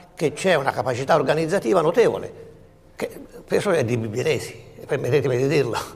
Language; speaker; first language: Italian; native; Italian